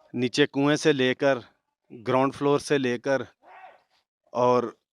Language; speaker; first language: Urdu; non-native, local second language; Punjabi